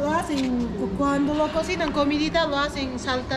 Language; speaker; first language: Spanish; native; Spanish